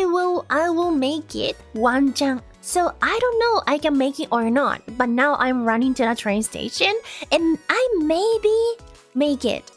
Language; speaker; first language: English; non-native, learner; Japanese